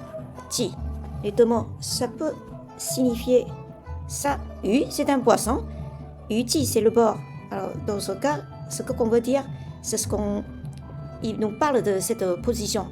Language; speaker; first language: French; non-native, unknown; Chinese